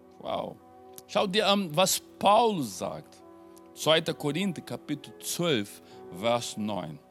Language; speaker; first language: German; non-native, fluent; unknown